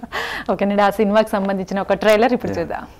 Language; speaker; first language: Telugu; native; Telugu